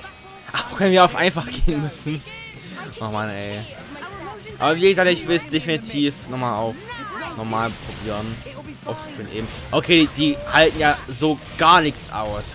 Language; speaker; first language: German; native; German